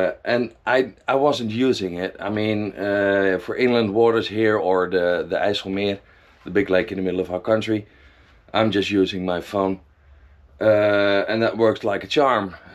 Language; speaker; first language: English; non-native, fluent; Dutch